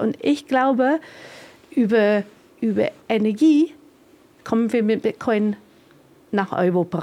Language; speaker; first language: German; non-native, fluent; English